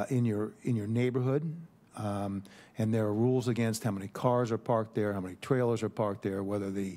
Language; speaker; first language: English; native; English